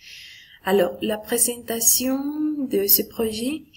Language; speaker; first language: French; non-native, learner; Spanish